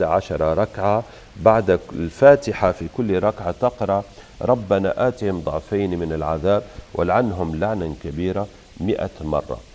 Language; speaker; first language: Arabic; native; Arabic